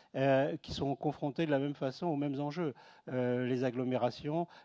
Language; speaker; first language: French; native; French